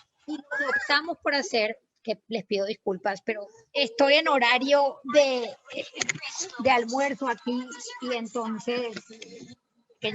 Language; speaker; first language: Spanish; native; Spanish